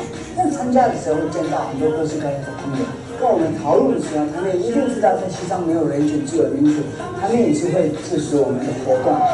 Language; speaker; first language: Chinese; non-native, fluent; Tibetan